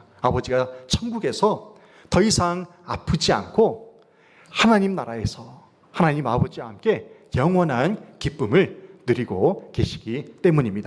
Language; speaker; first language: Korean; native; Korean